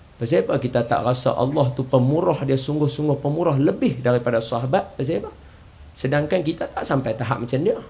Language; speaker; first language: Malay; native; Malay